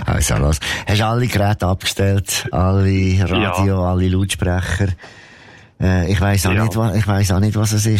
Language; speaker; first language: German; native; German